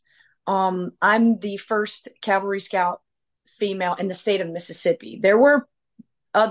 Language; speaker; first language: English; native; English